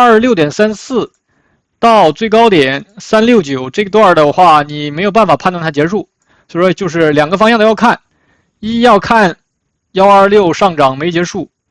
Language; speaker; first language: Chinese; native; Chinese